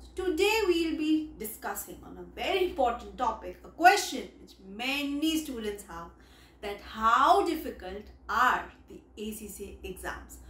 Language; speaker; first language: English; non-native, local second language; Hindi